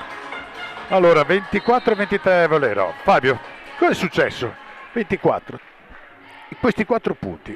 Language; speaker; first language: Italian; native; Italian